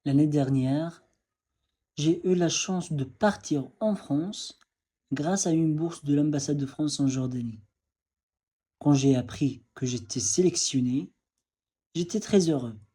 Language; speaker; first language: French; non-native, fluent; Arabic